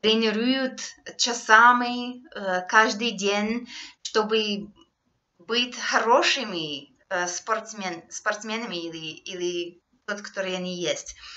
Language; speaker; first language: Russian; non-native, fluent; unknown